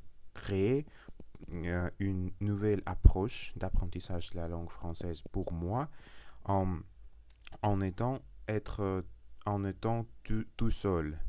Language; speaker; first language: French; non-native, learner; Russian